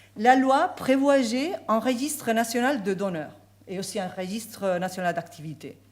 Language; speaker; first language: French; non-native, fluent; Spanish